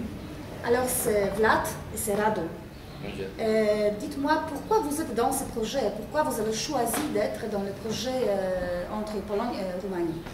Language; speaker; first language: French; non-native, fluent; Polish